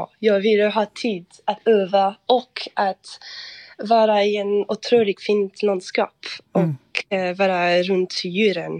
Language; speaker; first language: Swedish; non-native, fluent; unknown